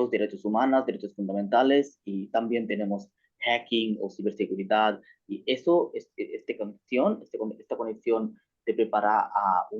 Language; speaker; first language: Spanish; non-native, learner; Bangla